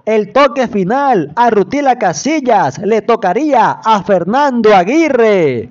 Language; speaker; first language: Spanish; native; Spanish